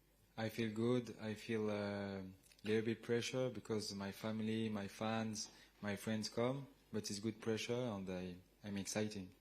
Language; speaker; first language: English; non-native, learner; French